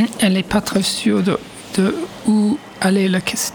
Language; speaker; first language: French; non-native, fluent; English